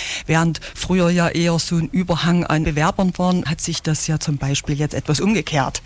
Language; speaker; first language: German; native; German